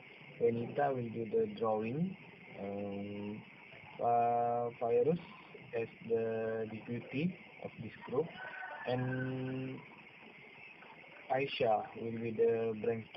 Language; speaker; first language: English; non-native, local second language; Malay